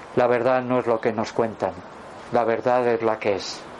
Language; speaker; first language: Spanish; native; Spanish